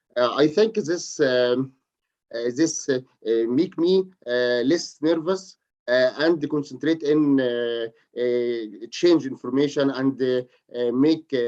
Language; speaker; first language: English; non-native, learner; Arabic